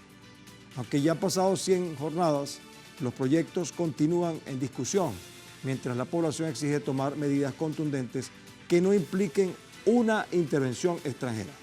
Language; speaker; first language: Spanish; native; Spanish